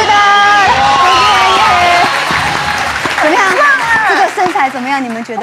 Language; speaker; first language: Chinese; native; Chinese